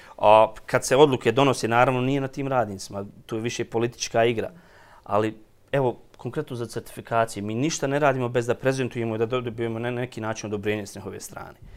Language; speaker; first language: Croatian; native; Croatian